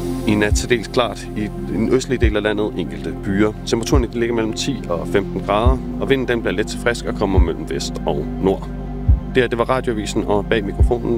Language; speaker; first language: Danish; native; Danish